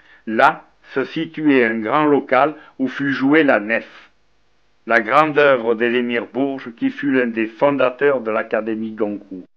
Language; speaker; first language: French; native; French